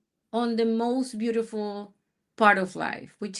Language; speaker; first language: English; non-native, fluent; Spanish